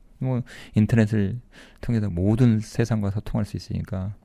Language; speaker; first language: Korean; native; Korean